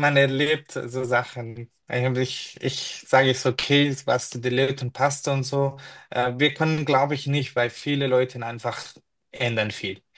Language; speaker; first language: German; non-native, fluent; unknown